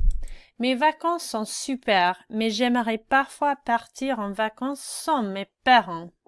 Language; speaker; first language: French; non-native, fluent; English